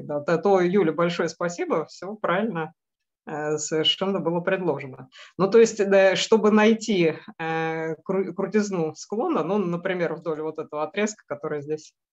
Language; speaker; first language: Russian; native; Russian